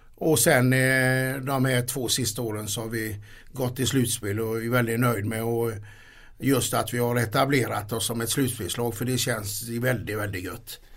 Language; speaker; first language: Swedish; native; Swedish